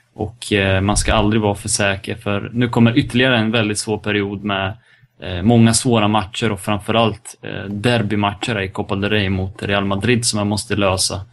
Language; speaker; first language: Swedish; early bilingual, other home language; Serbian